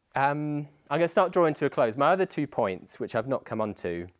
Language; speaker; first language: English; native; English